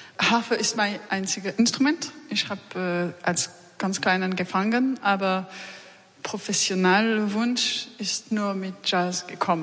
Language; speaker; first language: German; non-native, learner; French